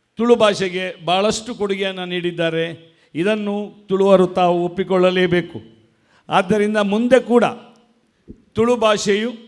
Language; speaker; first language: Kannada; non-native, local second language; Konkani